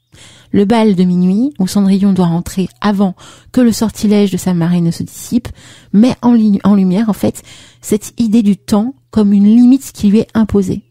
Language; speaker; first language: French; native; French